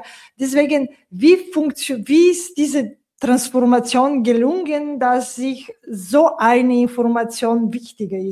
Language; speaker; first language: German; non-native, fluent; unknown